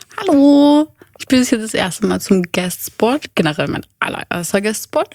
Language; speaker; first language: German; native; German